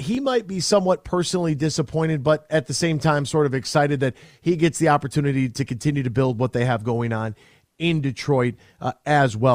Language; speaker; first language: English; native; English